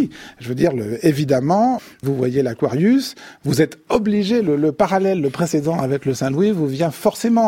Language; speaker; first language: French; native; French